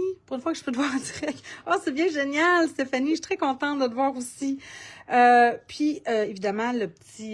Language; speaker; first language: French; native; French